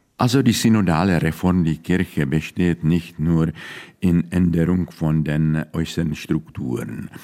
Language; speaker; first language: German; non-native, fluent; Czech